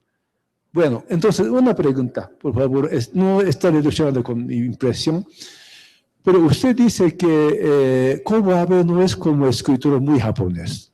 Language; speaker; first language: Spanish; non-native, fluent; Japanese